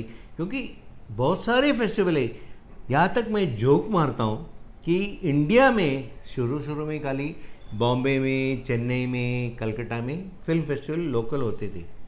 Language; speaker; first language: Hindi; non-native, local second language; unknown